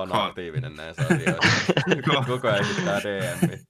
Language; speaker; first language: Finnish; native; Finnish